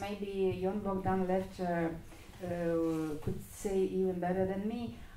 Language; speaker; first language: English; non-native, fluent; Romanian